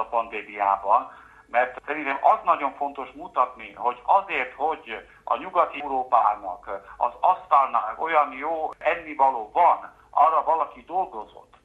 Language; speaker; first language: Hungarian; non-native, fluent; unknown